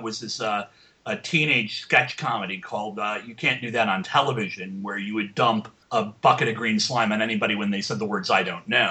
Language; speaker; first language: English; native; English